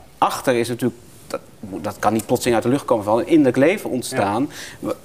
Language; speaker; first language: Dutch; native; Dutch